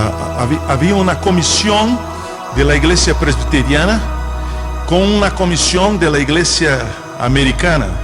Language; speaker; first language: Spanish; non-native, fluent; Portuguese